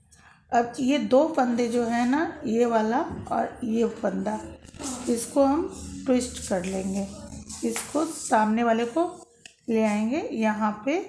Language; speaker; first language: Hindi; native; Hindi